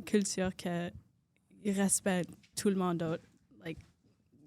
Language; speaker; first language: French; non-native, local second language; English